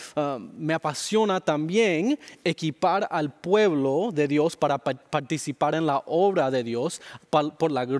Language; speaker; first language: Spanish; early bilingual, heritage; Spanish